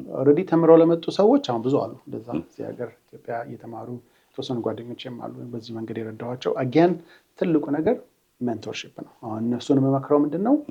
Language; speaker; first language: Amharic; native; Amharic